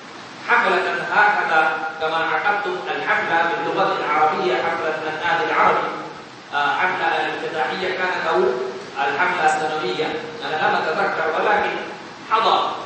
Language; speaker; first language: Arabic; non-native, fluent; Urdu